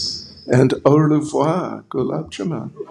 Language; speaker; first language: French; non-native, learner; English